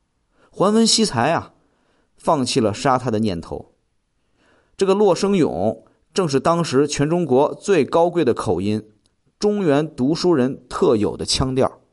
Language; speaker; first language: Chinese; native; Chinese